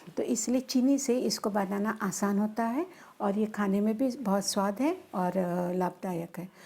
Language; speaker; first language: Hindi; non-native, local second language; Marathi